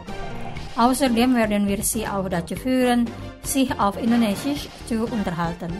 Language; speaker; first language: German; non-native, fluent; Indonesian